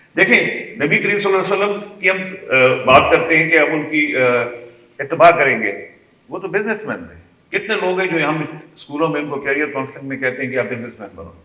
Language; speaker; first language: Urdu; non-native, local second language; Kashmiri